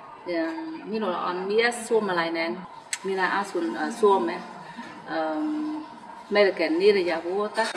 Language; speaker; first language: Finnish; non-native, learner; Khmer